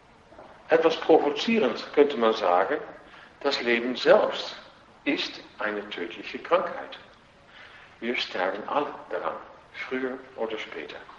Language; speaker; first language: German; non-native, fluent; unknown